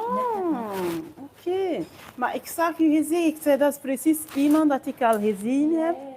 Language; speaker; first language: Dutch; non-native, learner; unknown